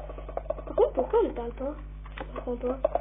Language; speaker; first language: French; native; French